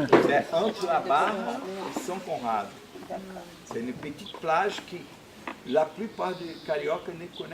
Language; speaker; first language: French; non-native, fluent; Portuguese